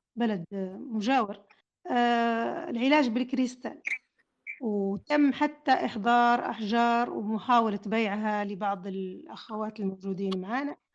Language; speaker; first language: Arabic; native; Arabic